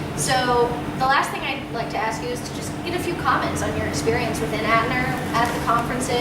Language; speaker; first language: English; native; English